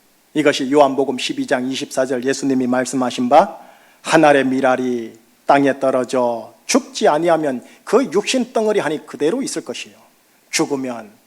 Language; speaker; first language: Korean; native; Korean